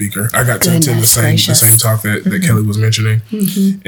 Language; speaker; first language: English; native; English